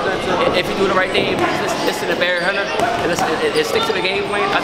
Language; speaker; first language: English; native; English